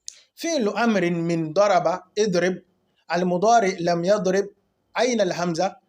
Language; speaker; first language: Arabic; non-native, fluent; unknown